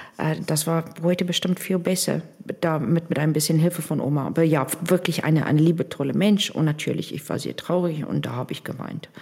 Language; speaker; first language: German; non-native, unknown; English